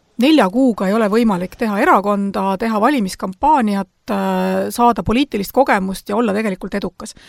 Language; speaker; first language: Estonian; native; Estonian